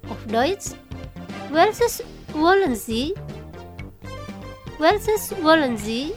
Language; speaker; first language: German; non-native, fluent; Indonesian